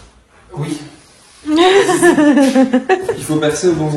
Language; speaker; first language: French; native; French